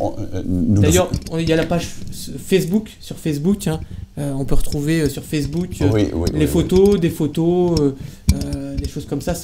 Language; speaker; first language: French; native; French